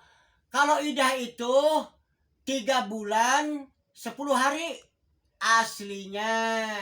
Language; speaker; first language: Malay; non-native, local second language; Javanese